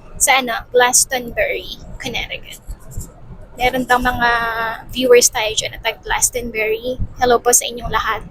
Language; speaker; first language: Filipino; native; Filipino